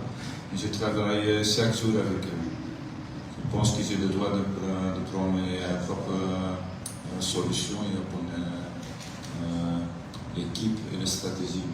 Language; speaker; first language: French; non-native, fluent; Dutch